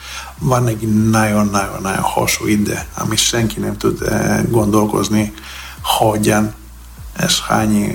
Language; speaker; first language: Hungarian; non-native, fluent; Greek